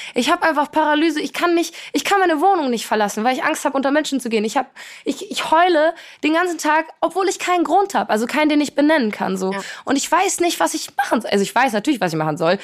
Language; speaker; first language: German; early bilingual, other home language; Polish